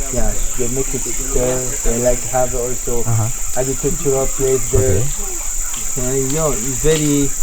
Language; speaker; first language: English; non-native, learner; Sango